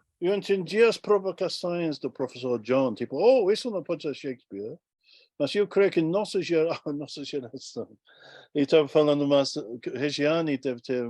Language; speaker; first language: Portuguese; non-native, fluent; English